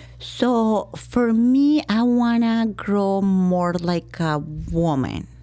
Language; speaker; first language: English; non-native, fluent; Spanish